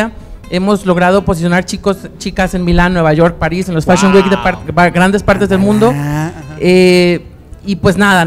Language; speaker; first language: Spanish; native; Spanish